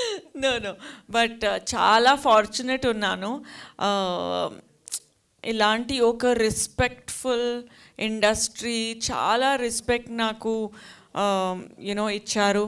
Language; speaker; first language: Telugu; non-native, learner; Hindi